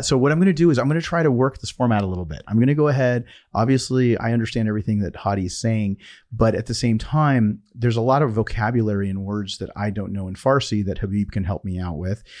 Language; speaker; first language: English; early bilingual, other home language; Persian